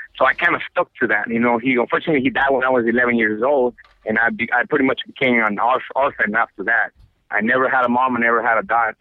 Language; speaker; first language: English; non-native, fluent; Spanish